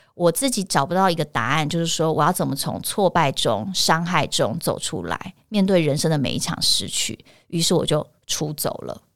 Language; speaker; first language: Chinese; native; Chinese